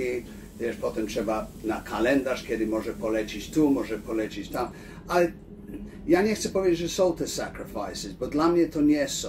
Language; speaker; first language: Polish; early bilingual, heritage; Polish